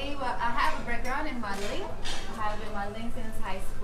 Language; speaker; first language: English; non-native, fluent; Indonesian